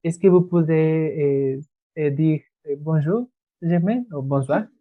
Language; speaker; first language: French; non-native, learner; Spanish